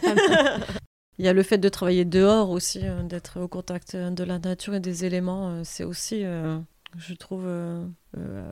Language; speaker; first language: French; native; French